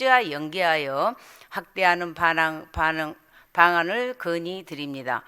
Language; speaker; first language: Korean; native; Korean